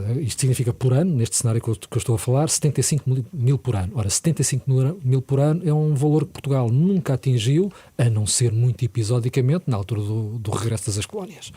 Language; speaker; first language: Portuguese; native; Portuguese